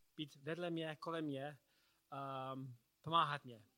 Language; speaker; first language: Czech; non-native, fluent; English